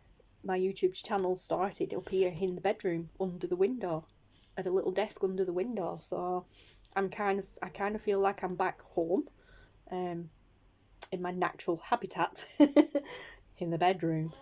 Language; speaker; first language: English; native; English